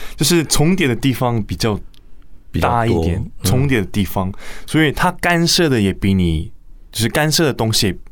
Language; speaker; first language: Chinese; non-native, fluent; Korean